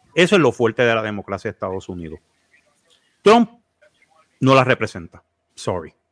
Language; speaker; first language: Spanish; native; Spanish